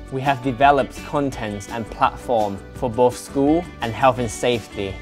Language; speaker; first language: English; non-native, fluent; Thai